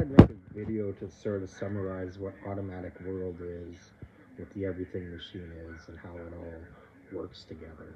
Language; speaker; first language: English; native; English